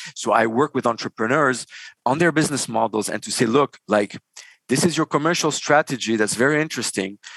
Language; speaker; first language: English; non-native, fluent; Arabic